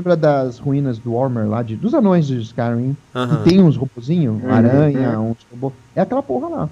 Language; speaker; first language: Portuguese; native; Portuguese